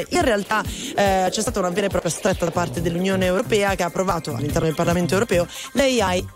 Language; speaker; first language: Italian; native; Italian